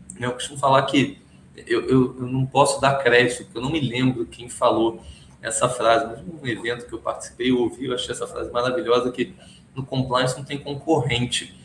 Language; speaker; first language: Portuguese; early bilingual, other home language; Hebrew